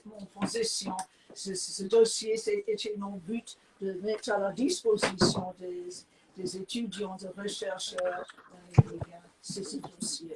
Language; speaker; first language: French; non-native, fluent; English